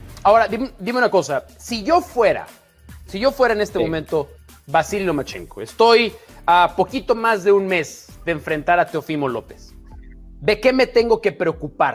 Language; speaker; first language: Spanish; native; Spanish